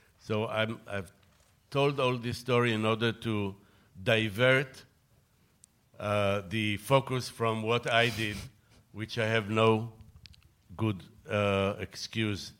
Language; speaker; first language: English; non-native, fluent; Hebrew